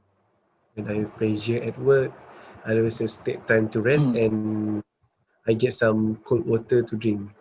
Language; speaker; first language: English; non-native, learner; Malay